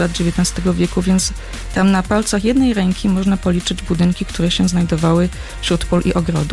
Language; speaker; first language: Polish; native; Polish